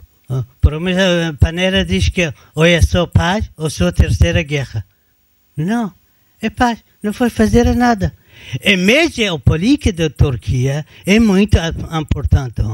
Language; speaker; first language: Portuguese; non-native, learner; Turkish